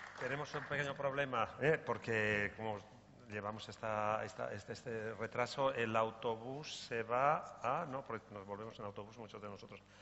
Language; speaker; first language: Spanish; native; Spanish